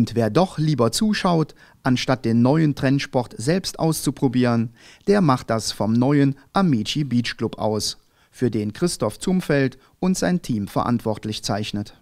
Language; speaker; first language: German; native; German